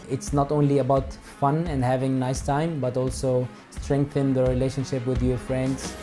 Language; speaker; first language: English; non-native, fluent; Arabic